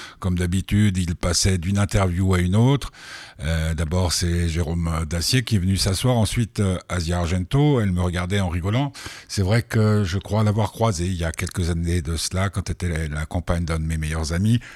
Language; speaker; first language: French; native; French